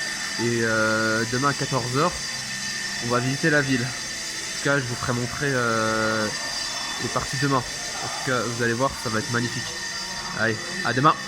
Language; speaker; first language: French; native; French